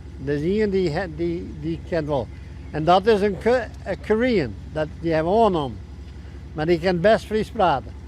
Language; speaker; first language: Dutch; non-native, local second language; Western Frisian